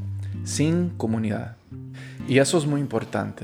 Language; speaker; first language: Spanish; early bilingual, heritage; Spanish